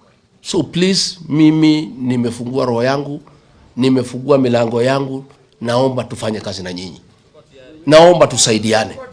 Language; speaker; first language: Swahili; non-native, local second language; Kikuyu